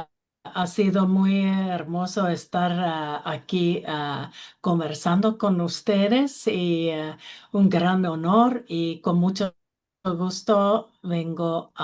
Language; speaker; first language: Spanish; non-native, learner; Finnish